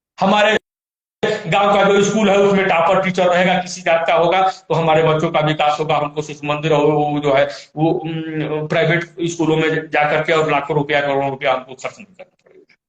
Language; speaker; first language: Hindi; native; Hindi